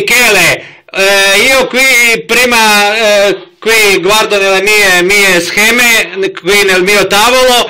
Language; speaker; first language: Italian; non-native, learner; Croatian